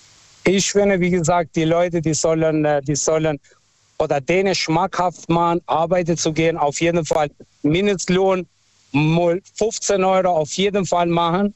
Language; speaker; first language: German; non-native, fluent; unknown